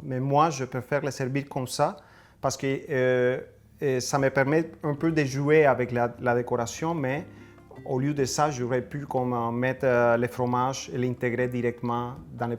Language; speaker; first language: French; non-native, fluent; Spanish